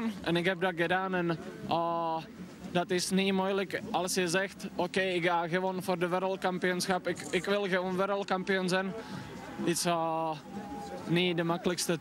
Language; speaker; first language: Dutch; non-native, fluent; Czech